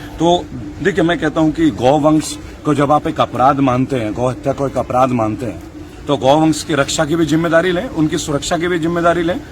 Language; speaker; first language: Hindi; non-native, local second language; Bangla